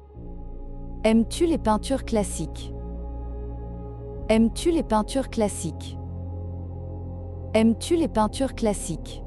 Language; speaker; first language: French; native; French